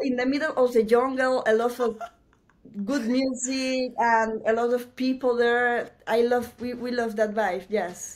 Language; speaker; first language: English; non-native, learner; Spanish